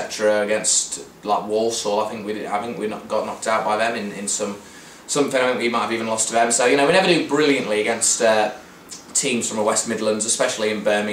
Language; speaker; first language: English; native; English